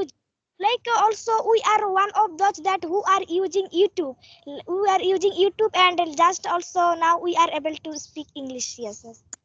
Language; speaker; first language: English; non-native, learner; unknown